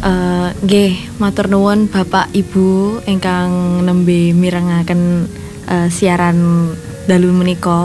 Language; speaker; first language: Indonesian; non-native, local second language; Javanese